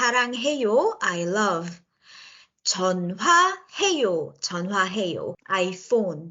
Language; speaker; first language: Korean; native; Korean